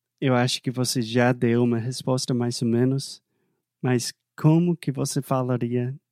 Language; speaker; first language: Portuguese; non-native, fluent; English